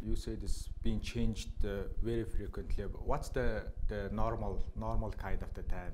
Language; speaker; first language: English; non-native, fluent; Mongolian